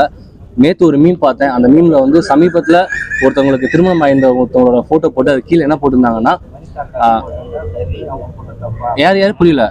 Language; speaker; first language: Tamil; native; Tamil